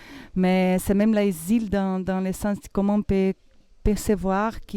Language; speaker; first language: French; non-native, fluent; Portuguese